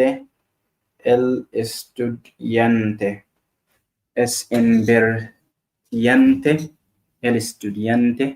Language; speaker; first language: Spanish; non-native, learner; Arabic